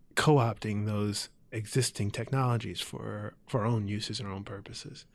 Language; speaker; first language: English; native; English